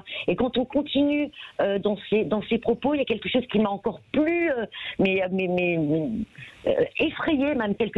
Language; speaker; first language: French; native; French